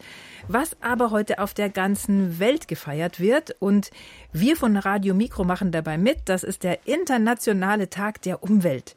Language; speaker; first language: German; native; German